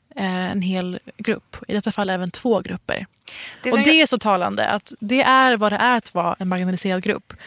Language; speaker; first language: Swedish; early bilingual, other home language; Persian